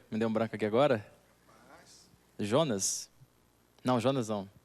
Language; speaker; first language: Portuguese; native; Portuguese